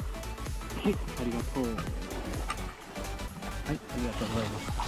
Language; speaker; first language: Japanese; native; Japanese